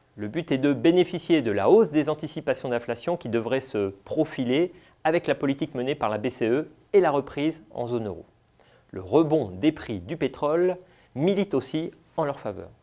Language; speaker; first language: French; native; French